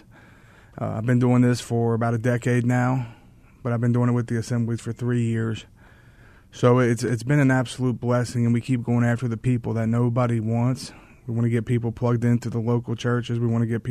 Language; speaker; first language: English; native; English